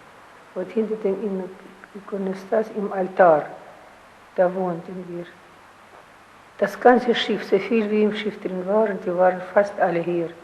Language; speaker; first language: German; early bilingual, heritage; German